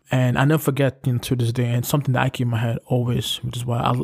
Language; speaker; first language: English; native; English